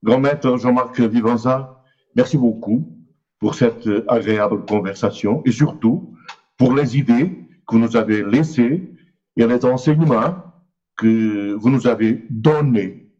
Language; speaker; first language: French; non-native, learner; Portuguese